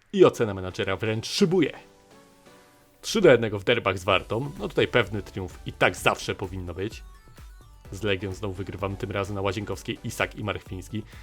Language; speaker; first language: Polish; native; Polish